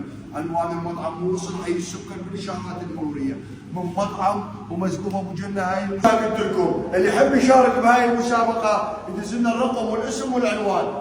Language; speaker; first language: Arabic; native; Arabic